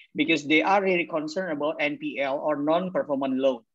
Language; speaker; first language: English; non-native, fluent; Indonesian